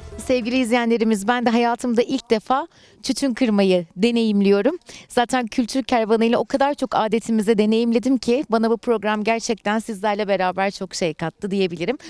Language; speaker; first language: Turkish; native; Turkish